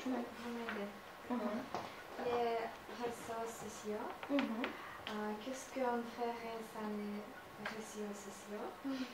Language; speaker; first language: French; non-native, learner; Russian